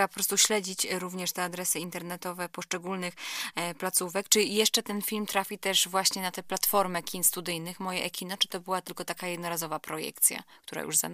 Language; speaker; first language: Polish; native; Polish